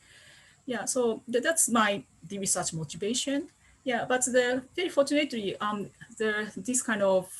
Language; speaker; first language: English; non-native, fluent; Japanese